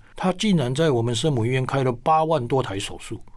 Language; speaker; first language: Chinese; native; Chinese